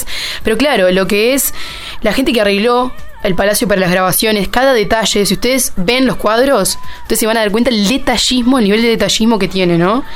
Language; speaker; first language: Spanish; native; Spanish